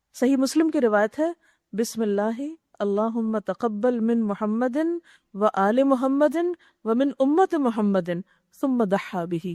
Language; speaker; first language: Urdu; native; Urdu